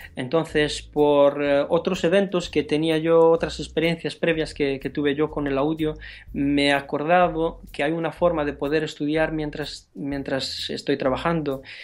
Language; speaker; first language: Spanish; non-native, fluent; Romanian